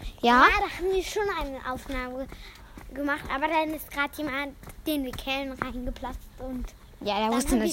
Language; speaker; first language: German; native; German